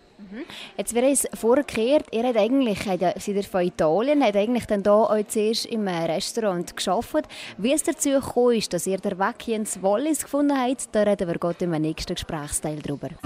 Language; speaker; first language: German; native; German